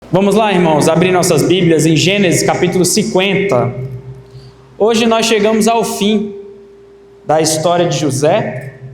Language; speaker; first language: Portuguese; native; Portuguese